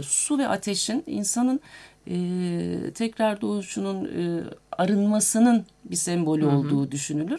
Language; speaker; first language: Turkish; native; Turkish